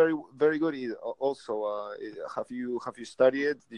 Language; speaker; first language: English; early bilingual, other home language; Spanish